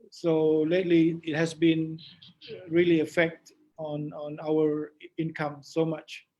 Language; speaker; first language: English; non-native, learner; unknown